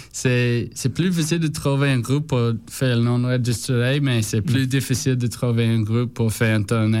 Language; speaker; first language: French; non-native, learner; English